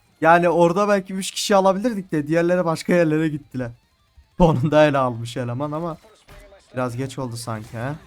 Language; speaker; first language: Turkish; native; Turkish